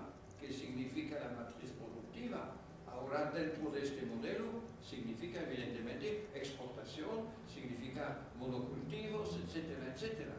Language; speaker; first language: Spanish; non-native, fluent; French